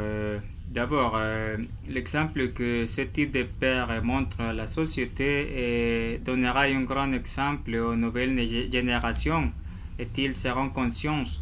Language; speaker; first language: French; non-native, learner; Spanish